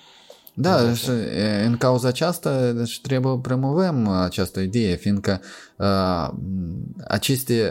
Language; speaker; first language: Romanian; non-native, local second language; Russian